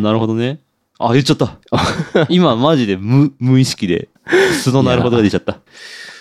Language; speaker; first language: Japanese; native; Japanese